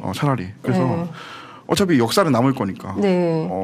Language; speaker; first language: Korean; native; Korean